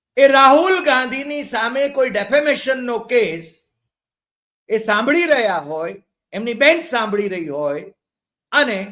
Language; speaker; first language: Gujarati; native; Gujarati